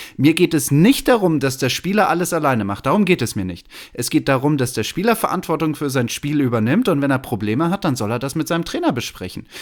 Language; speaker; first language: German; native; German